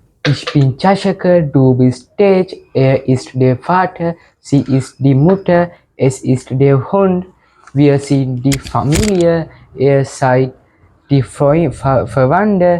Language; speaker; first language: German; non-native, learner; Sinhala